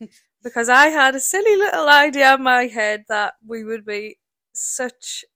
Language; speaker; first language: English; native; English